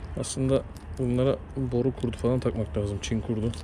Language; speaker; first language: Turkish; native; Turkish